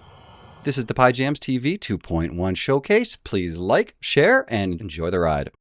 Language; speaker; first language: English; native; English